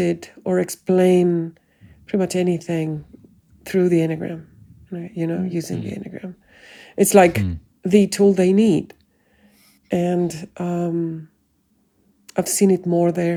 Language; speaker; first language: English; non-native, fluent; Spanish